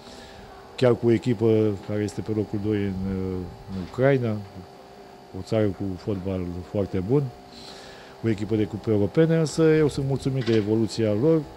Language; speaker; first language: Romanian; native; Romanian